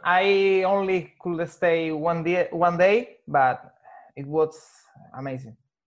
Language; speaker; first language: English; non-native, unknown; Spanish